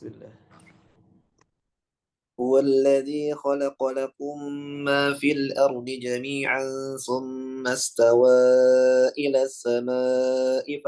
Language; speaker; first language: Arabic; non-native, learner; Indonesian